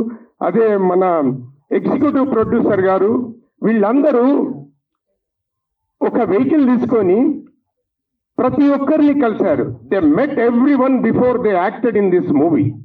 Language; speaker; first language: Telugu; native; Telugu